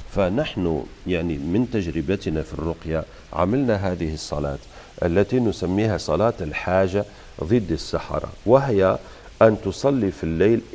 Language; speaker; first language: Arabic; native; Arabic